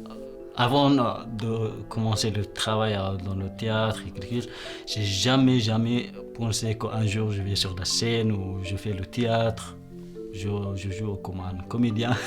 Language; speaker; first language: French; non-native, learner; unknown